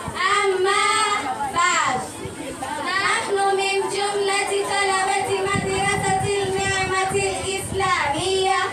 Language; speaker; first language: Arabic; non-native, learner; Swahili